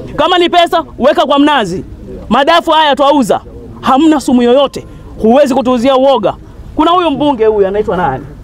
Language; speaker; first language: Swahili; native; Swahili